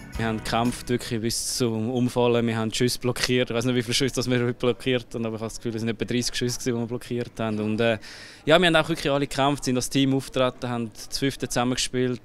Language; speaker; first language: German; native; German